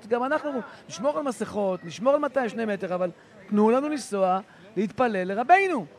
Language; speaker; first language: Hebrew; native; Hebrew